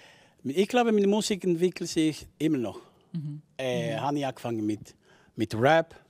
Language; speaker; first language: German; non-native, fluent; Spanish